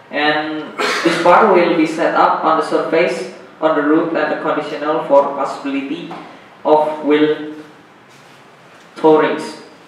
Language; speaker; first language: English; non-native, learner; Indonesian